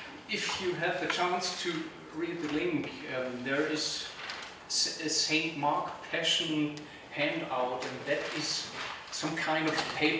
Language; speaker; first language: English; non-native, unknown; German